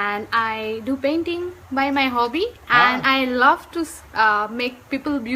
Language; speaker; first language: English; non-native, local second language; Bangla